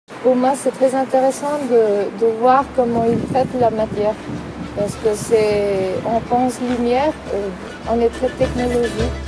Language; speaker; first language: French; non-native, fluent; Spanish